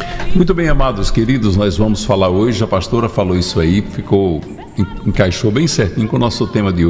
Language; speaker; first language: Portuguese; native; Portuguese